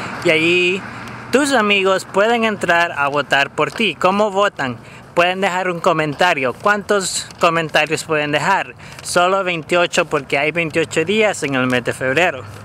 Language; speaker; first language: Spanish; native; Spanish